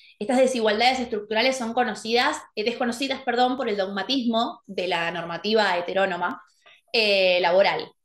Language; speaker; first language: Spanish; native; Spanish